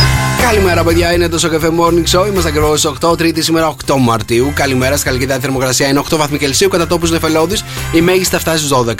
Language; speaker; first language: Greek; native; Greek